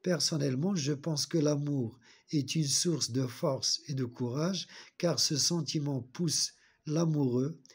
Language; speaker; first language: French; non-native, local second language; Arabic